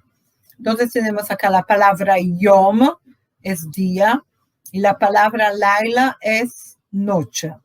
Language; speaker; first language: Spanish; non-native, fluent; Portuguese